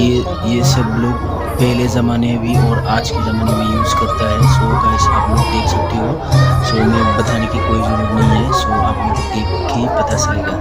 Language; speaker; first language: Hindi; non-native, local second language; Bodo